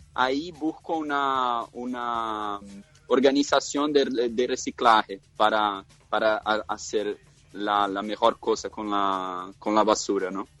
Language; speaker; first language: Spanish; non-native, fluent; Portuguese